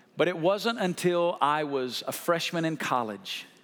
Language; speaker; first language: English; native; English